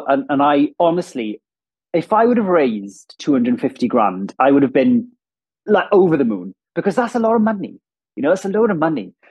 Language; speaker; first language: English; non-native, local second language; Welsh